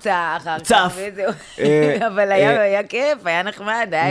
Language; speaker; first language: Hebrew; native; Hebrew